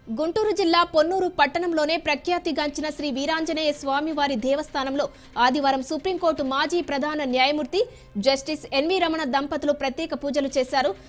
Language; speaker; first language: Telugu; native; Telugu